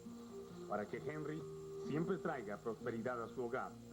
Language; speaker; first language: Spanish; native; Spanish